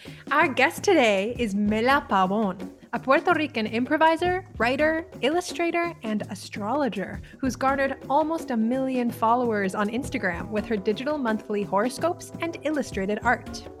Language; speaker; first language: English; early bilingual, other home language; Spanish